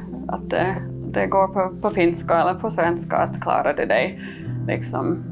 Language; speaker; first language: Swedish; non-native, fluent; English